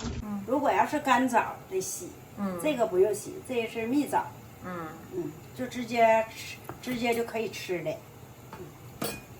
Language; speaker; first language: Chinese; native; Chinese